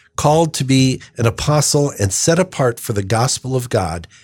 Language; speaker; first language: English; native; English